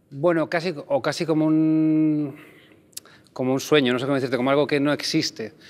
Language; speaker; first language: Spanish; native; Spanish